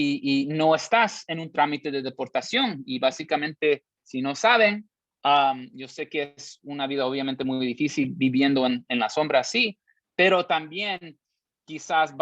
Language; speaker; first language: Spanish; early bilingual, heritage; Spanish